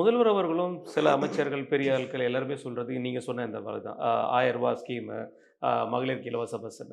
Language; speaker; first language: Tamil; native; Tamil